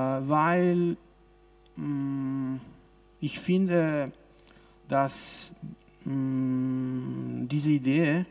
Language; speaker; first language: German; non-native, local second language; Italian